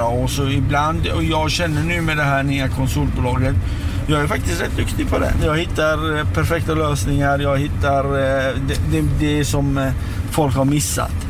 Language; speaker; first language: Swedish; non-native, fluent; Persian